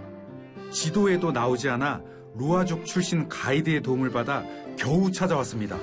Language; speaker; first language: Korean; native; Korean